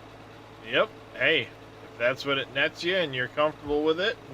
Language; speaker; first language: English; native; English